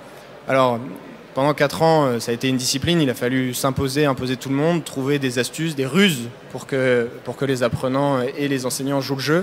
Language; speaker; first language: French; native; French